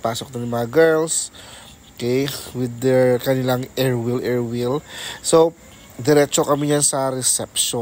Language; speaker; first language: Filipino; non-native, local second language; Hiligaynon